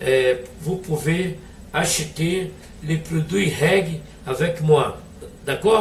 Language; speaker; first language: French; non-native, learner; Portuguese